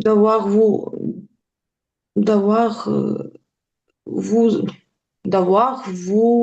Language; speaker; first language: French; non-native, learner; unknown